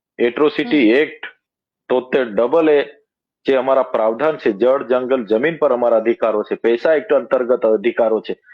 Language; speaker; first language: Gujarati; non-native, local second language; Bhili